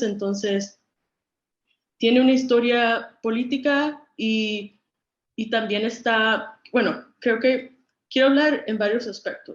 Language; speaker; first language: Spanish; early bilingual, other home language; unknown